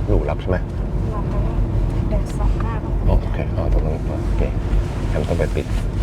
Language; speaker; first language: Thai; non-native, fluent; Norwegian